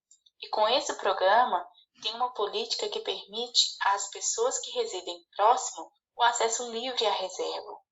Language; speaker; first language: Portuguese; native; Portuguese